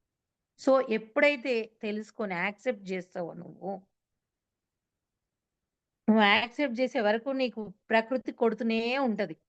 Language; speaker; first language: Telugu; native; Telugu